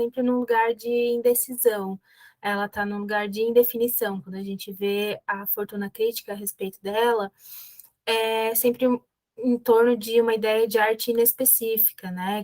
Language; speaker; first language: Portuguese; native; Portuguese